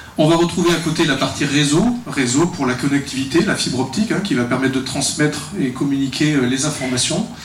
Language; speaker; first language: French; native; French